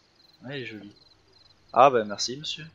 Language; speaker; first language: French; native; French